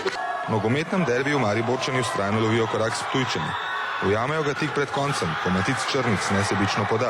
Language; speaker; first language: Slovenian; native; Slovenian